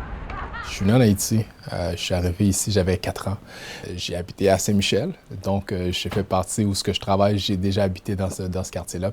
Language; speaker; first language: French; early bilingual, other home language; Haitian Creole